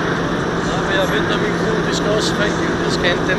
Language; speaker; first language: Danish; non-native, fluent; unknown